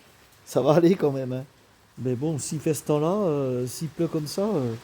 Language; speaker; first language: French; native; French